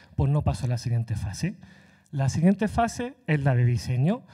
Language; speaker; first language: Spanish; native; Spanish